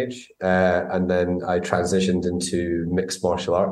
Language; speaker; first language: English; native; English